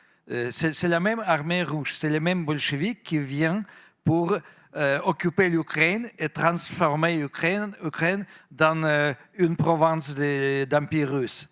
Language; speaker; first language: French; non-native, fluent; Russian